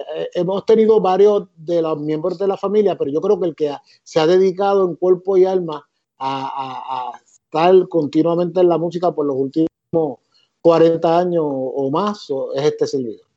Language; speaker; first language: Spanish; native; Spanish